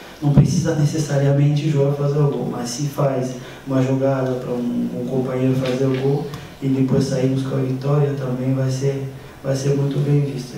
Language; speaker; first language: Portuguese; non-native, fluent; French